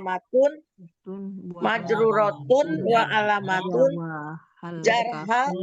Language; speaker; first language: Arabic; non-native, learner; Indonesian